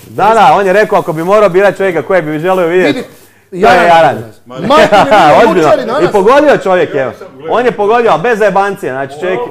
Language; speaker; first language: Croatian; native; Croatian